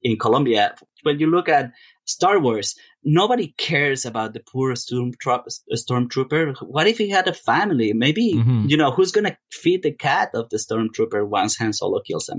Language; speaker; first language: English; non-native, fluent; Spanish